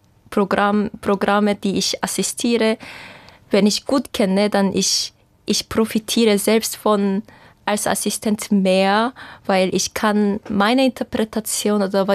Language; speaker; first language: German; non-native, fluent; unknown